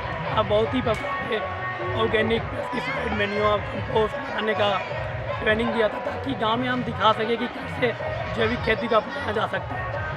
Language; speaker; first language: Hindi; native; Hindi